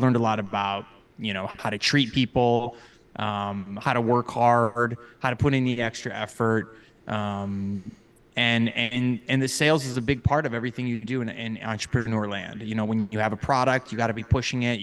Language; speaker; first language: English; native; English